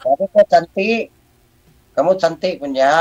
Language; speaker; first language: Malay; non-native, learner; Filipino